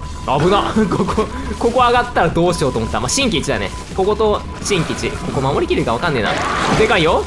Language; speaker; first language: Japanese; native; Japanese